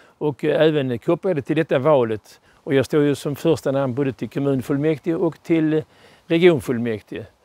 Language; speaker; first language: Swedish; native; Swedish